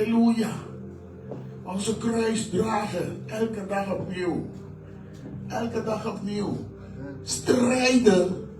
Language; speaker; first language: Dutch; non-native, fluent; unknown